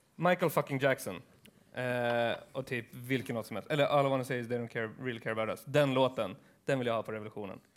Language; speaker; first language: Swedish; early bilingual, other home language; Kurdish